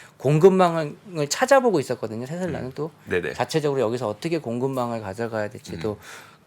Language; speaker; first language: Korean; native; Korean